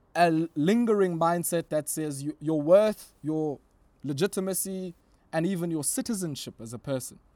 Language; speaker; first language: English; non-native, local second language; Xhosa